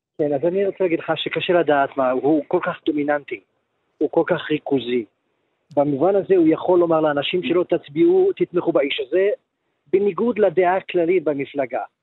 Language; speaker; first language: Hebrew; early bilingual, other home language; Arabic